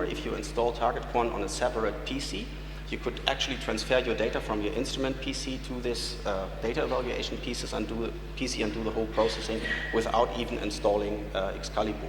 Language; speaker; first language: English; non-native, fluent; German